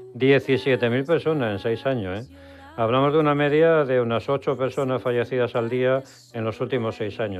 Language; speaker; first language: Spanish; native; Spanish